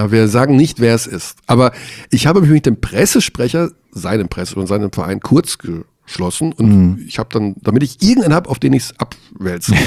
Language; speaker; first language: German; native; German